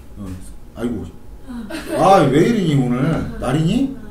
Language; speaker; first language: Korean; native; Korean